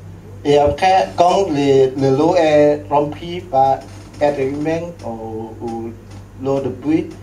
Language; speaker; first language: French; non-native, learner; Lao